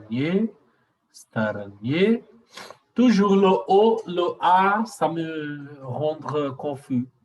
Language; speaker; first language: French; non-native, learner; Portuguese